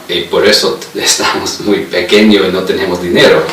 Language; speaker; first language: Spanish; non-native, fluent; English